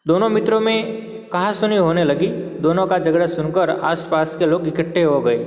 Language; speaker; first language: Hindi; non-native, local second language; Gujarati